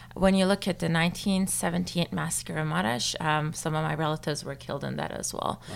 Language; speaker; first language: English; non-native, fluent; Turkish